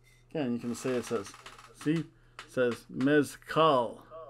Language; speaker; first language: English; native; English